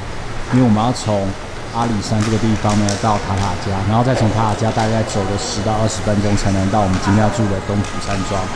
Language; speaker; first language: Chinese; native; Chinese